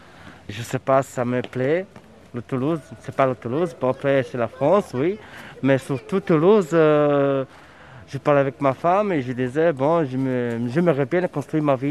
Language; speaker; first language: French; non-native, learner; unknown